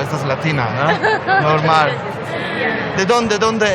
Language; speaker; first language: Spanish; non-native, learner; Polish